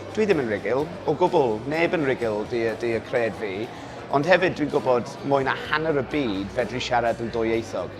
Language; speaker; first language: Welsh; non-native, local second language; English